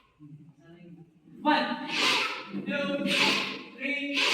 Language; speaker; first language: English; non-native, local second language; Kannada